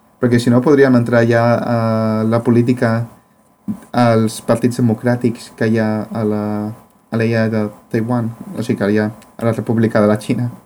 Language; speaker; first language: Catalan; non-native, fluent; Spanish